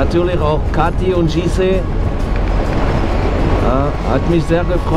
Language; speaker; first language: German; non-native, fluent; French